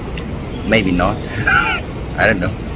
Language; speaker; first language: English; non-native, learner; Vietnamese